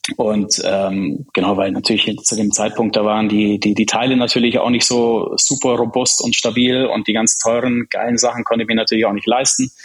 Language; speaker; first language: German; early bilingual, other home language; Czech